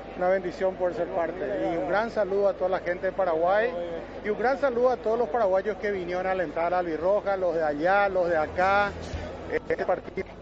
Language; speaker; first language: Spanish; native; Spanish